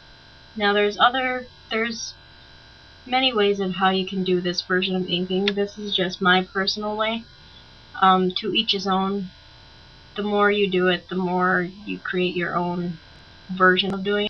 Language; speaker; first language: English; native; English